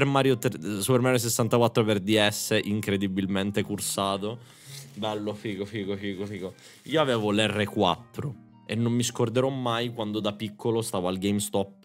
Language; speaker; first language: Italian; native; Italian